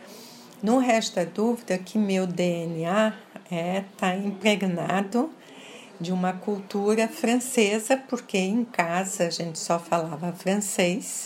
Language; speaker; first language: Portuguese; early bilingual, other home language; French